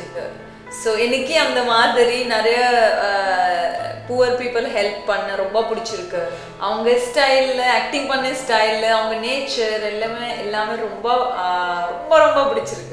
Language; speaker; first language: Tamil; non-native, learner; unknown